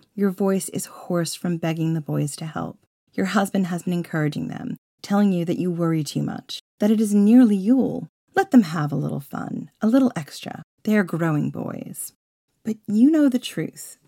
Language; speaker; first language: English; native; English